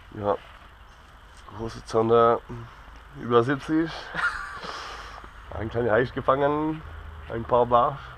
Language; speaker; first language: German; non-native, learner; French